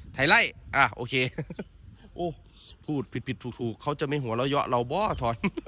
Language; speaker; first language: Thai; native; Thai